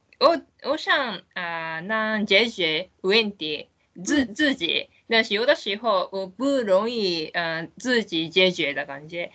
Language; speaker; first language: Chinese; non-native, learner; Japanese